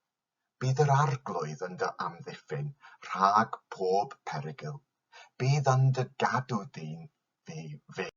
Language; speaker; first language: Welsh; non-native, fluent; English